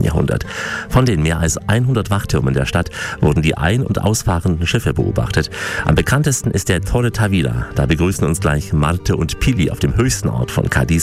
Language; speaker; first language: German; native; German